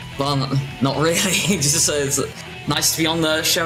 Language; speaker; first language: English; native; English